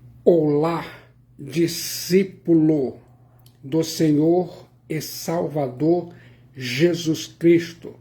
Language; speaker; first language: Portuguese; native; Portuguese